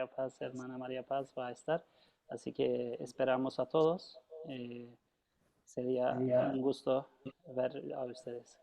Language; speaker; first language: Spanish; non-native, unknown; Turkish